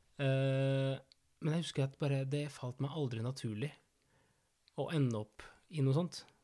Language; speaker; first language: Norwegian; early bilingual, other home language; Spanish